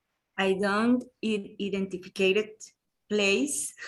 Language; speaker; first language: English; non-native, learner; Spanish